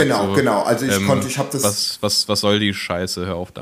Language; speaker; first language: German; native; German